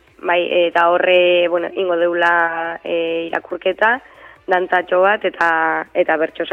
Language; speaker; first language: Basque; native; Basque